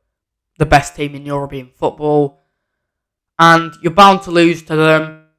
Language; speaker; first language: English; native; English